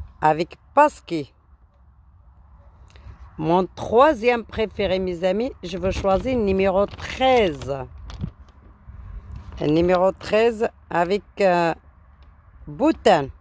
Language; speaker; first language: French; non-native, learner; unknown